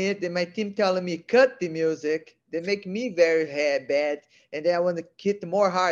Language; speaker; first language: English; non-native, learner; Portuguese